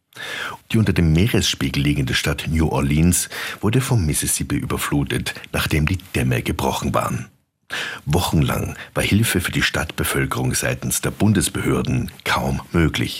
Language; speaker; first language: German; native; German